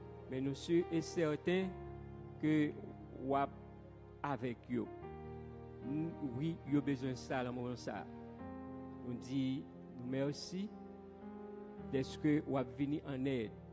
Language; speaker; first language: French; native; French